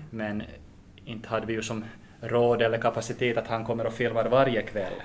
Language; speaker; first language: Swedish; native; Swedish